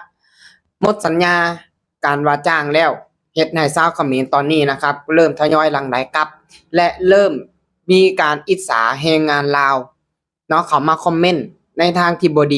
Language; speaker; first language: Thai; non-native, local second language; Lao